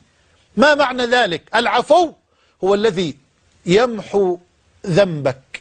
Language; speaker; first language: Arabic; native; Arabic